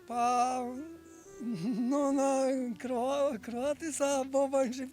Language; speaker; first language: Albanian; non-native, local second language; Croatian